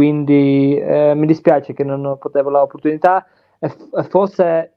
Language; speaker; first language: Italian; non-native, learner; Czech